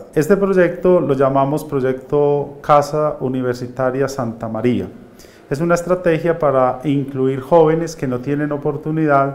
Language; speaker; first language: Spanish; native; Spanish